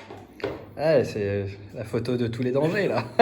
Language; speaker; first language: French; native; French